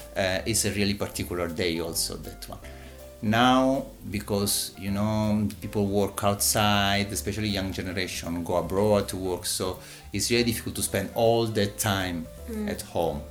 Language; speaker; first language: English; non-native, learner; Italian